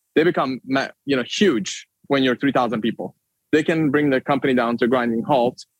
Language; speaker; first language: English; non-native, fluent; Swedish